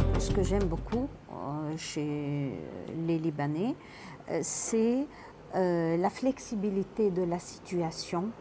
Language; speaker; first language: French; non-native, local second language; Arabic